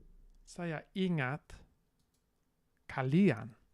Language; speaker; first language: Indonesian; non-native, learner; English